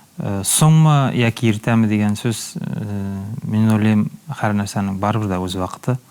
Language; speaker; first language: Tatar; native; Tatar